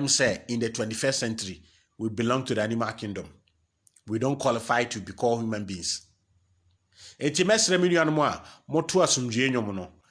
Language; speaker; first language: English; non-native, local second language; Akan